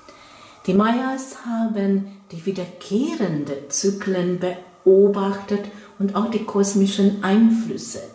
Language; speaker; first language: German; non-native, fluent; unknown